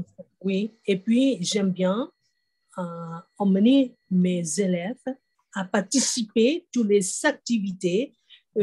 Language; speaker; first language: French; non-native, fluent; Thai